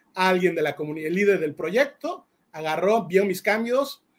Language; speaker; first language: Spanish; native; Spanish